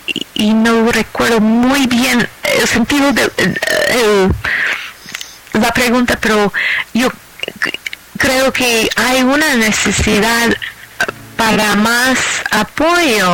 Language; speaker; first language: Spanish; non-native, fluent; English